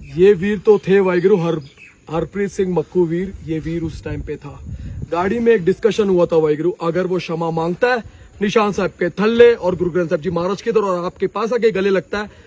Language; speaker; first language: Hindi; non-native, local second language; Punjabi